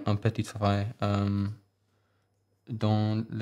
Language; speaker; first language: French; non-native, learner; English